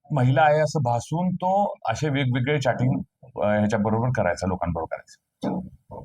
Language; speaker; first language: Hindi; non-native, local second language; Marathi